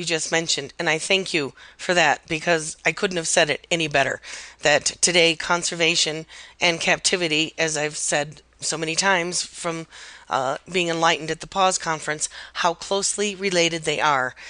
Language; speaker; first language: English; native; English